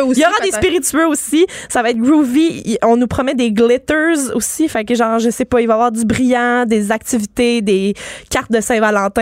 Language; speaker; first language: French; native; French